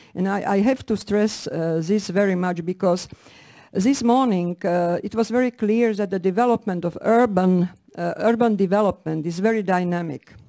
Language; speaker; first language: English; non-native, fluent; Slovak